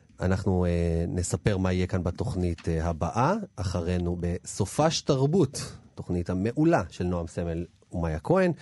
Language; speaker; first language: Hebrew; native; Hebrew